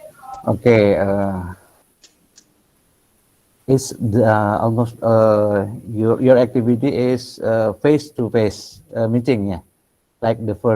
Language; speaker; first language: English; non-native, local second language; Indonesian